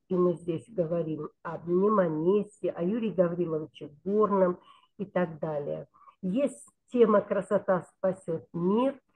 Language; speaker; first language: Russian; non-native, local second language; Kyrgyz